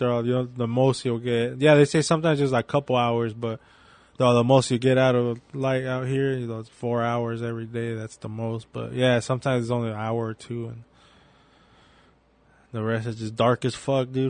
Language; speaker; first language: English; early bilingual, other home language; Spanish